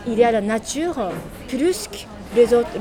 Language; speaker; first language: French; non-native, learner; Japanese